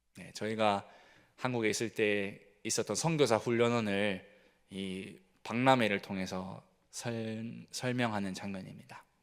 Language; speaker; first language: Korean; native; Korean